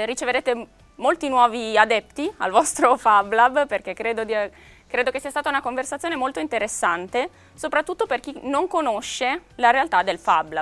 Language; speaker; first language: Italian; native; Italian